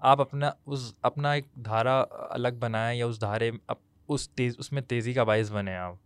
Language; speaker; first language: Urdu; native; Urdu